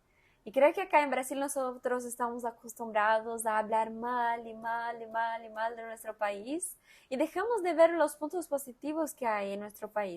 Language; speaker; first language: Spanish; non-native, fluent; Portuguese